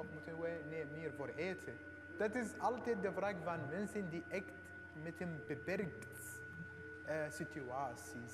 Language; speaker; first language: Dutch; non-native, fluent; Arabic